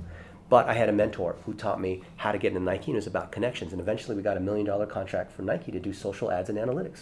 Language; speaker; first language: English; early bilingual, other home language; Chinese